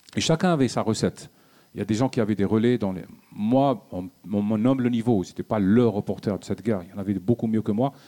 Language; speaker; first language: French; non-native, local second language; Arabic